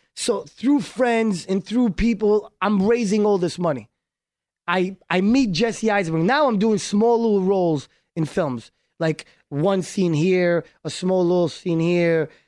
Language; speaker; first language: English; early bilingual, other home language; Hebrew